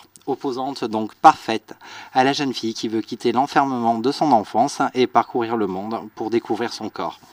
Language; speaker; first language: French; native; French